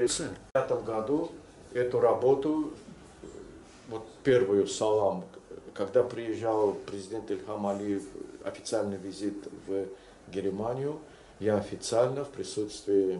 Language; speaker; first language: Russian; non-native, local second language; Azerbaijani